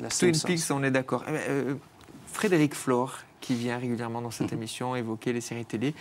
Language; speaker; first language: French; native; French